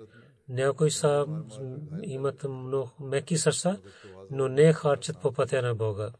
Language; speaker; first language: Bulgarian; non-native, learner; Urdu